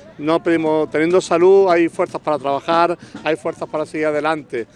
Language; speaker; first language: Spanish; native; Spanish